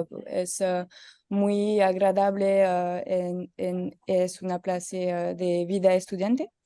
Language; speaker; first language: Spanish; non-native, learner; French